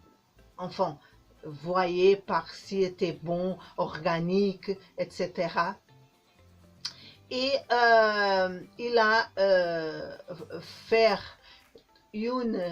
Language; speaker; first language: French; non-native, learner; Portuguese